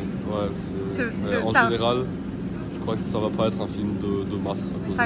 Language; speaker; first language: French; non-native, fluent; German